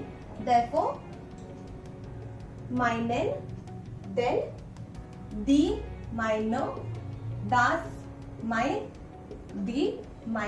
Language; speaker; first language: German; non-native, fluent; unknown